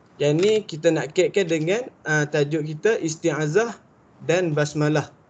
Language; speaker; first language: Malay; native; Malay